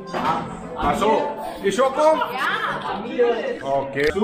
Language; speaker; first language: German; non-native, learner; Urdu